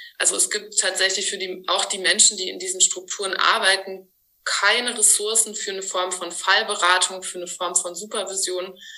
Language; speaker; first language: German; native; German